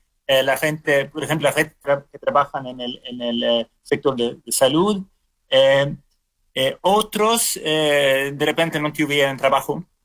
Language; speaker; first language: Spanish; non-native, fluent; Swedish